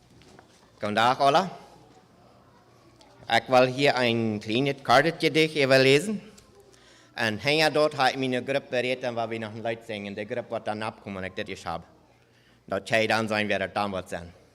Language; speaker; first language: German; non-native, learner; Low German